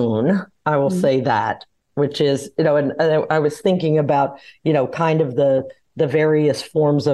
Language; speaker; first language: English; native; English